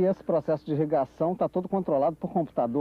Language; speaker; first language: Portuguese; native; Portuguese